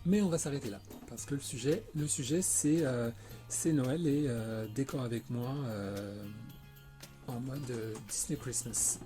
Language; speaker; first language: French; native; French